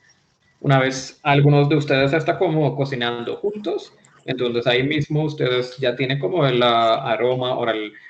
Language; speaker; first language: Spanish; non-native, fluent; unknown